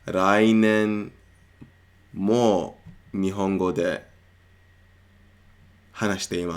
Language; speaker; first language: Japanese; non-native, learner; English